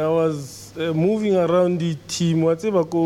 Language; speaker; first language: English; non-native, local second language; Southern Sotho